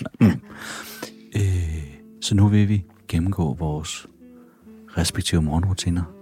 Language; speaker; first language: Danish; native; Danish